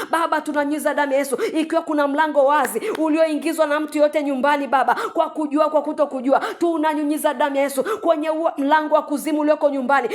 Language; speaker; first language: Swahili; native; Swahili